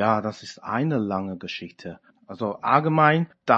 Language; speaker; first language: German; non-native, fluent; Chinese